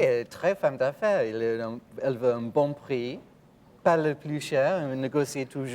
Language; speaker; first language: French; non-native, fluent; English